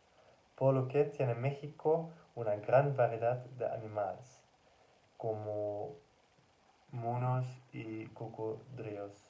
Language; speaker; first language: Spanish; non-native, learner; Dutch